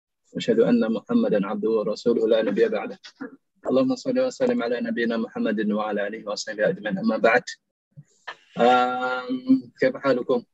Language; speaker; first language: Arabic; non-native, fluent; Indonesian